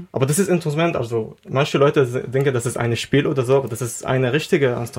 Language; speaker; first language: German; non-native, learner; Arabic